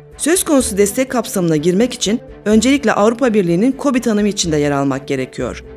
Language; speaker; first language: Turkish; native; Turkish